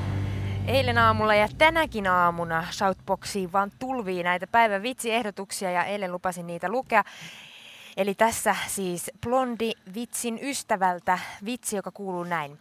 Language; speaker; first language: Finnish; native; Finnish